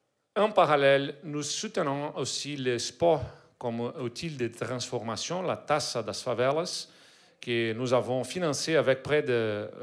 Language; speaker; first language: French; non-native, learner; Portuguese